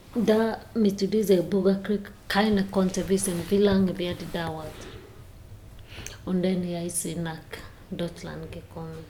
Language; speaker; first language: German; non-native, learner; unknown